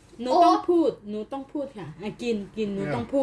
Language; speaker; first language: Thai; native; Thai